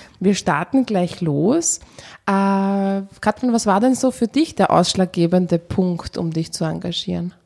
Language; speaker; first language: German; early bilingual, other home language; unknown